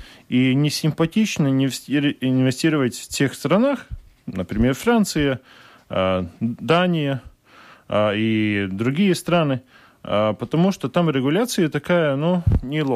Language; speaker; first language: Russian; non-native, local second language; Latvian